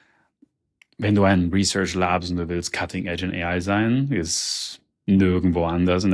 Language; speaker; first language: German; early bilingual, heritage; German